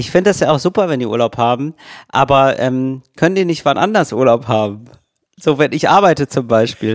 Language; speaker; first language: German; native; German